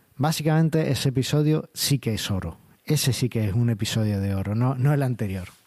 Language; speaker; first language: Spanish; native; Spanish